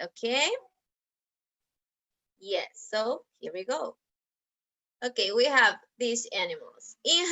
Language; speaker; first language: English; non-native, fluent; Spanish